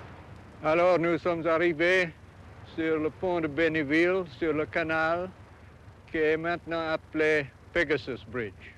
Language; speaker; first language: French; non-native, fluent; English